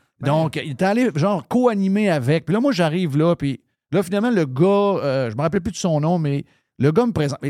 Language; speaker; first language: French; native; French